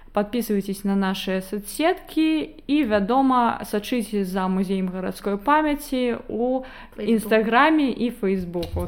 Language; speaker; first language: Belarusian; non-native, local second language; Russian